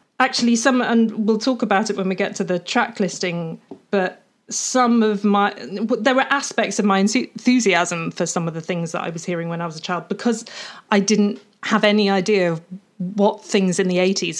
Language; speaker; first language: English; native; English